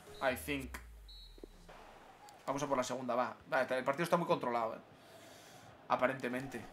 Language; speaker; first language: Spanish; native; Spanish